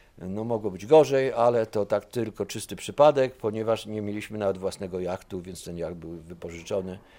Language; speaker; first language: Polish; native; Polish